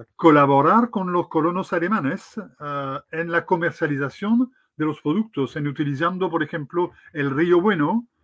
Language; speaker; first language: Spanish; non-native, fluent; French